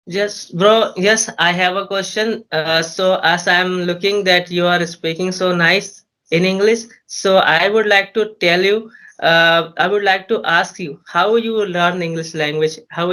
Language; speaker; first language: English; non-native, learner; Hindi